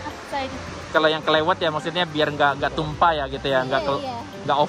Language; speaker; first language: Indonesian; native; Indonesian